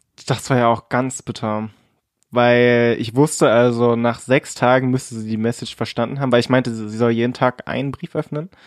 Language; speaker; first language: German; early bilingual, other home language; Vietnamese